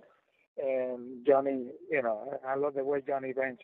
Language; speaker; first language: English; non-native, fluent; Spanish